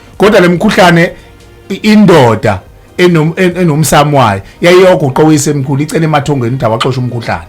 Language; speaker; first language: Zulu; native; Zulu